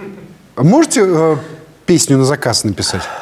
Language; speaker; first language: Russian; native; Russian